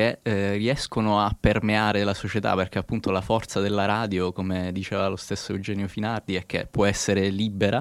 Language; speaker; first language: Italian; native; Italian